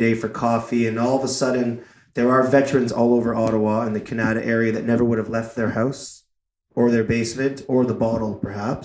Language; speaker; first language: English; native; English